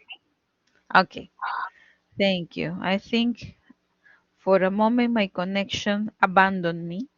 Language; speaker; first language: English; non-native, fluent; Spanish